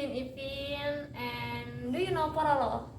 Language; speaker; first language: English; non-native, learner; Indonesian